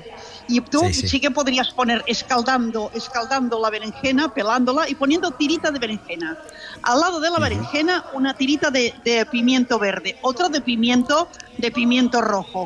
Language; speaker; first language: Spanish; non-native, local second language; Catalan